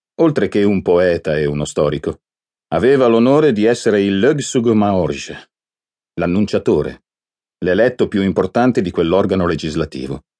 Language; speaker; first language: Italian; native; Italian